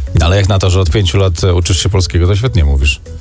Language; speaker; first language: Polish; native; Polish